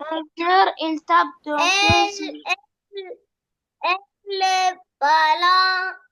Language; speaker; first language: French; non-native, learner; Arabic